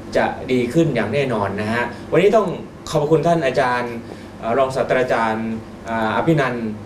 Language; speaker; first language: Thai; native; Thai